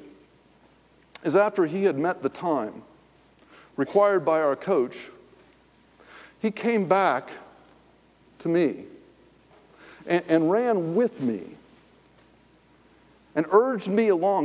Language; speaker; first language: English; native; English